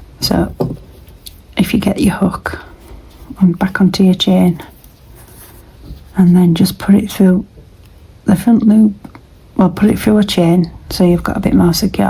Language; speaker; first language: English; native; English